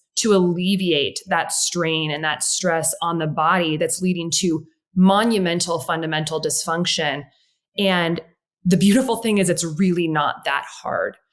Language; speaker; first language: English; native; English